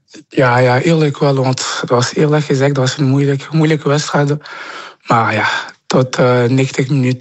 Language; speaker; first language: Dutch; non-native, local second language; French